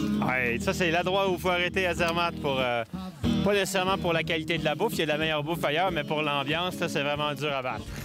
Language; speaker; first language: French; native; French